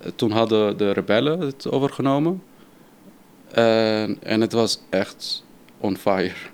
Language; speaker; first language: Dutch; non-native, fluent; Arabic